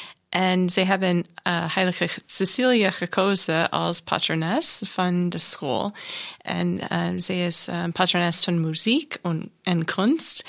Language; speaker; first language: Dutch; non-native, learner; English